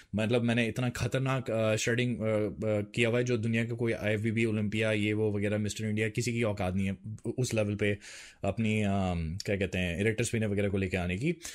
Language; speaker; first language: Hindi; native; Hindi